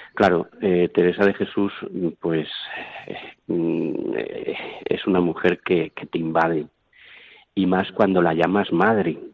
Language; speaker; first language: Spanish; native; Spanish